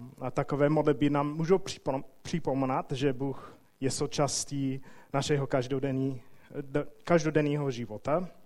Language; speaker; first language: Czech; non-native, fluent; English